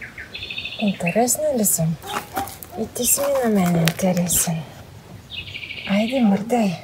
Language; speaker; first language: Bulgarian; native; Bulgarian